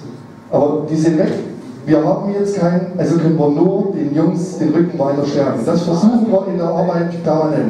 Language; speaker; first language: German; native; German